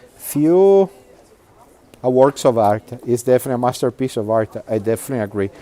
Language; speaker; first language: English; non-native, fluent; Italian